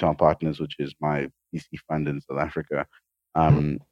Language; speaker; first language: English; native; English